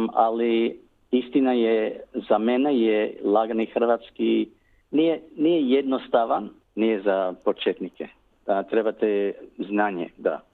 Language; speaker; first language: Serbian; non-native, learner; English